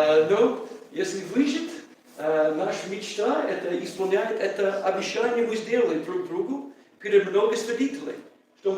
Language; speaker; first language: Russian; non-native, learner; English